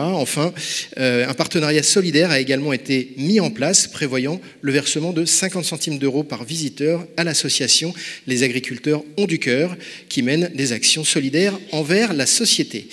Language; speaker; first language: French; native; French